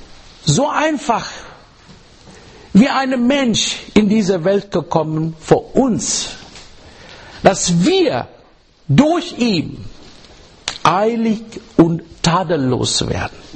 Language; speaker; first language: German; non-native, learner; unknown